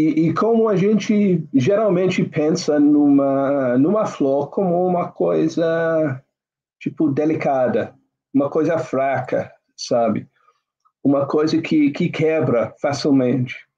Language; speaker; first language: Portuguese; non-native, fluent; English